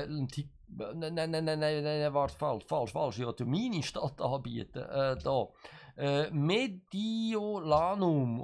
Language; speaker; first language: German; native; German